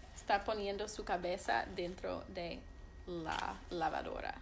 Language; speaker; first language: Spanish; non-native, fluent; English